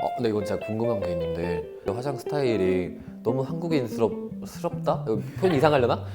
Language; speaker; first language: Korean; native; Korean